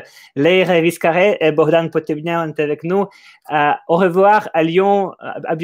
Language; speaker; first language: French; non-native, fluent; Ukrainian